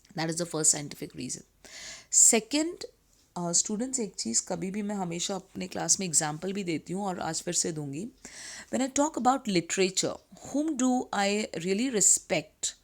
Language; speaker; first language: Hindi; native; Hindi